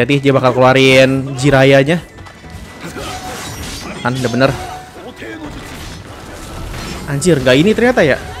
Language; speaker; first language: Indonesian; native; Indonesian